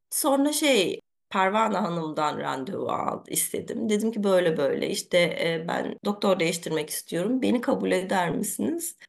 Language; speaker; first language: Turkish; early bilingual, heritage; Turkish